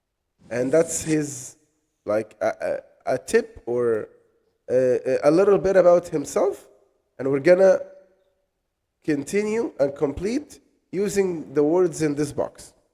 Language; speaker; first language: English; non-native, fluent; Arabic